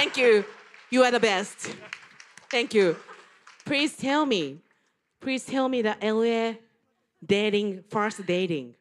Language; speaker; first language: English; non-native, learner; Japanese